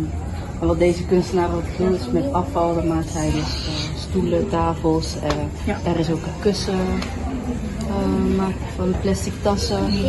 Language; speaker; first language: Dutch; native; Dutch